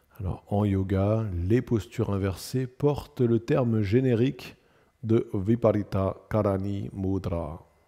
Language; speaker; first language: French; native; French